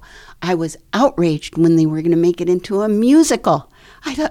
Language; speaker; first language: English; native; English